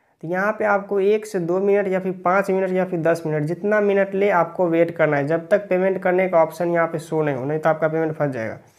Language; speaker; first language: Hindi; native; Hindi